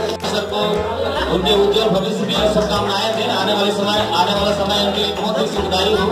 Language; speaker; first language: Hindi; native; Hindi